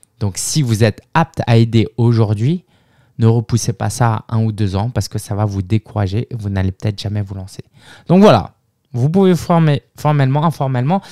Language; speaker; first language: French; native; French